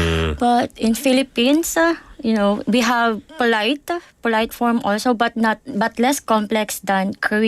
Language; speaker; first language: English; non-native, local second language; Filipino